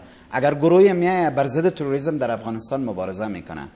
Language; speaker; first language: Persian; native; Persian